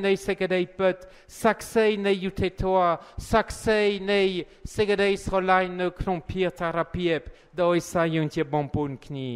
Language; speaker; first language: Khmer; non-native, fluent; French